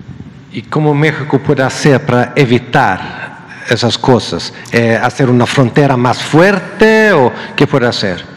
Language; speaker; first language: Spanish; non-native, learner; Swedish